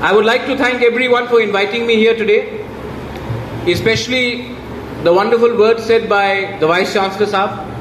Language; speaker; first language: English; non-native, local second language; Kok Borok